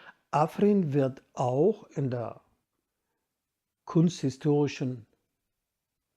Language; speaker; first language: German; non-native, fluent; Kurdish